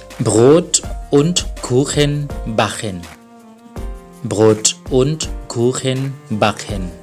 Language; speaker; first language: German; non-native, fluent; Thai